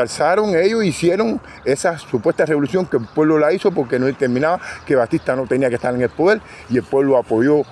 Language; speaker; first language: Spanish; native; Spanish